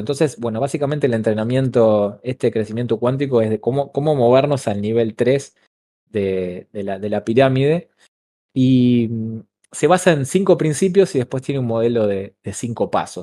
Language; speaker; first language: Spanish; native; Spanish